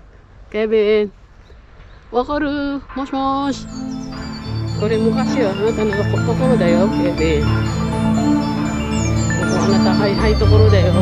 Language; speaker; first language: Japanese; non-native, learner; Filipino